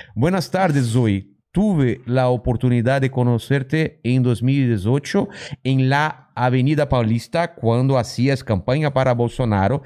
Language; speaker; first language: Portuguese; native; Portuguese